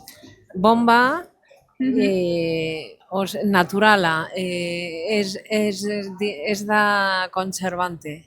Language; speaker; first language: Basque; non-native, learner; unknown